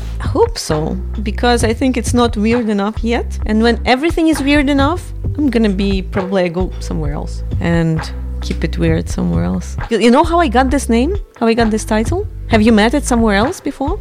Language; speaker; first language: English; non-native, fluent; Russian